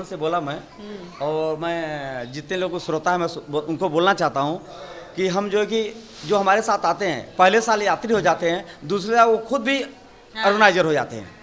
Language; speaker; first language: Hindi; native; Hindi